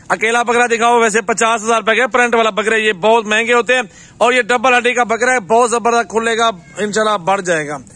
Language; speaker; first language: Urdu; non-native, local second language; Punjabi